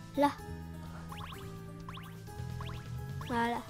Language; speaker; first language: French; non-native, learner; Japanese